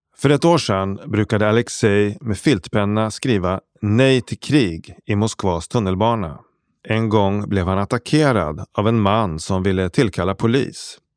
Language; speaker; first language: Swedish; native; Swedish